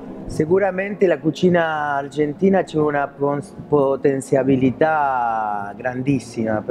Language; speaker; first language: Italian; non-native, fluent; Spanish